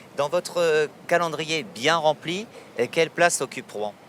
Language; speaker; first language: French; native; French